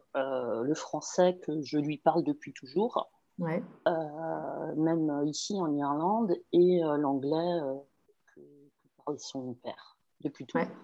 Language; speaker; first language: French; native; French